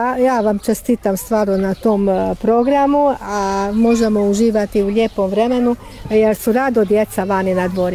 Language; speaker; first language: Croatian; native; Croatian